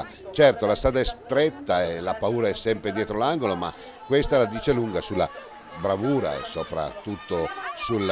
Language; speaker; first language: Italian; native; Italian